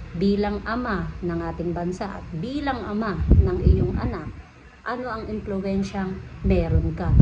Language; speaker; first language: Filipino; native; Filipino